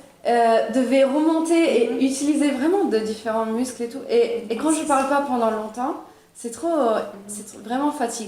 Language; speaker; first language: French; early bilingual, other home language; Italian